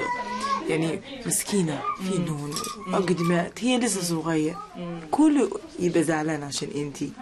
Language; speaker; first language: Arabic; non-native, local second language; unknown